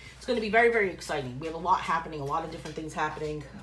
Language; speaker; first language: English; native; English